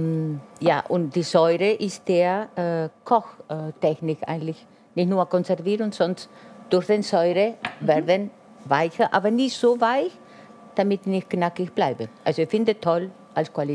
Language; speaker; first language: German; non-native, fluent; Italian